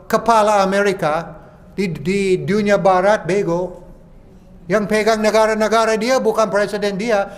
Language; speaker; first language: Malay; non-native, fluent; English